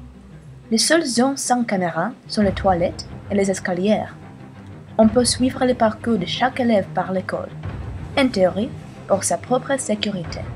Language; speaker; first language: French; non-native, learner; English